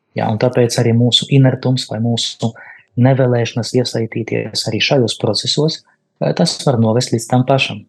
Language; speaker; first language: Latvian; non-native, local second language; Russian